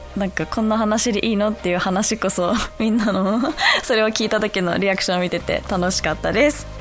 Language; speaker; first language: Japanese; early bilingual, other home language; English